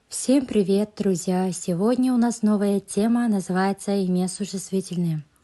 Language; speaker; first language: Russian; non-native, local second language; Kazakh